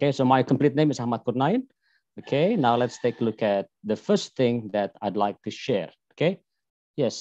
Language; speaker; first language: English; non-native, fluent; Indonesian